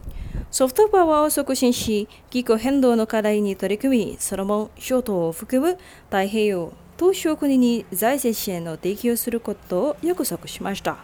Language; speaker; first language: Japanese; non-native, local second language; Indonesian